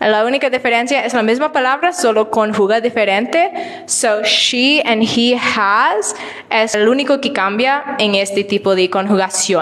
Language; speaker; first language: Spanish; non-native, learner; English